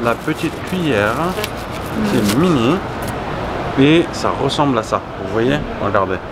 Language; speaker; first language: French; native; French